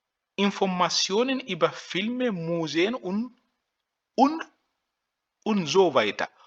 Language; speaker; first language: German; non-native, fluent; French